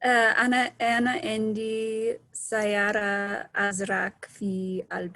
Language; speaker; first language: Arabic; non-native, learner; English